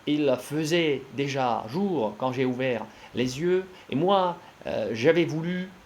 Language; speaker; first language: French; non-native, fluent; Russian